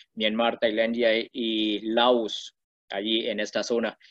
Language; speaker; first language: Spanish; non-native, learner; Burmese